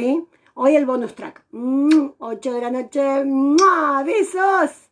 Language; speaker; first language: Spanish; native; Spanish